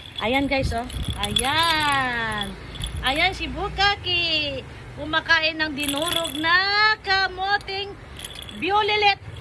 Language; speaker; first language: Filipino; native; Filipino